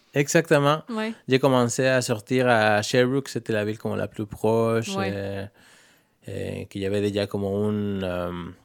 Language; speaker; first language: French; non-native, fluent; Spanish